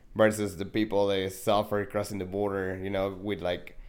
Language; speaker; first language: English; non-native, fluent; Spanish